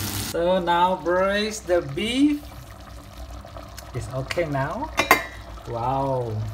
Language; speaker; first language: English; non-native, learner; Chinese